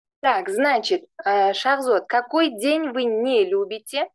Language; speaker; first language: Russian; non-native, fluent; Uzbek